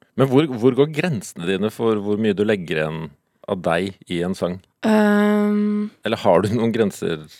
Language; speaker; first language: Norwegian; native; Norwegian